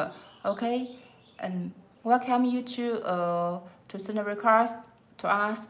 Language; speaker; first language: English; non-native, learner; Chinese